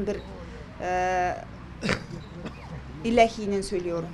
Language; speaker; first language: Turkish; non-native, learner; Kazakh